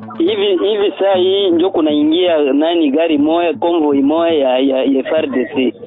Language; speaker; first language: Swahili; native; Swahili